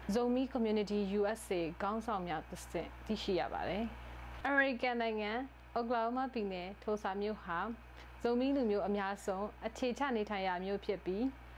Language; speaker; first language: Burmese; non-native, local second language; Tedim Chin